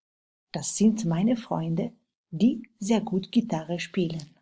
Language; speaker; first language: German; non-native, fluent; French